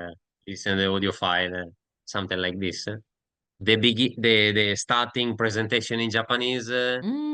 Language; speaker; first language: English; non-native, learner; Italian